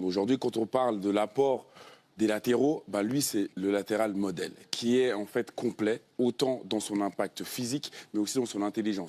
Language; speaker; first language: French; native; French